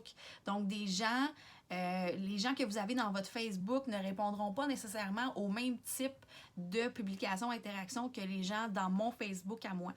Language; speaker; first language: French; native; French